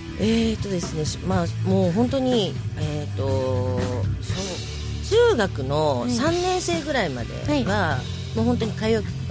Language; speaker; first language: Japanese; native; Japanese